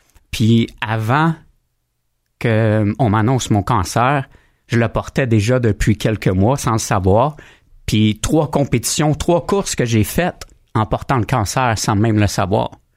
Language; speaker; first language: French; native; French